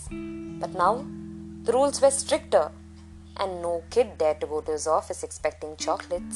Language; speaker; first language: English; non-native, local second language; Malayalam